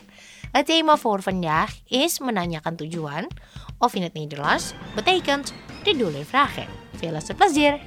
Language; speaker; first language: Dutch; non-native, learner; Indonesian